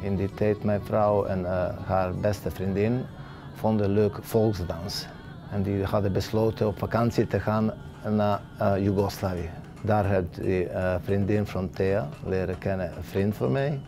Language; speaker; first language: Dutch; non-native, fluent; Serbian